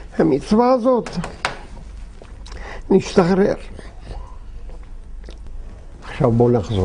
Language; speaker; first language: Hebrew; non-native, fluent; Yiddish